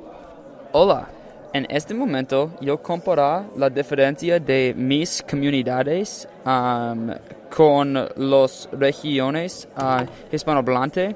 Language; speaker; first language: Spanish; non-native, learner; English